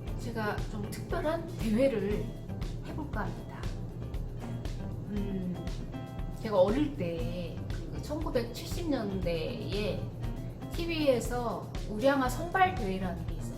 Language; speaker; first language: Korean; native; Korean